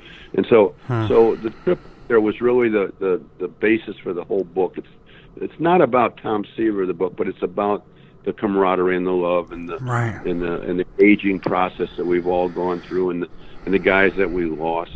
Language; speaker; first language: English; native; English